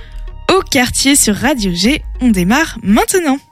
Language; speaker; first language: French; native; French